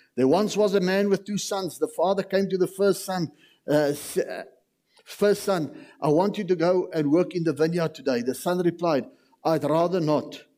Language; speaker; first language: English; non-native, local second language; Afrikaans